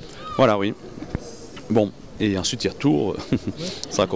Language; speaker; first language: French; native; French